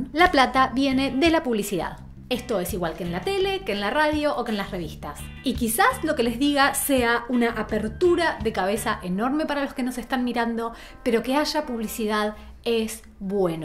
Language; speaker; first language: Spanish; native; Spanish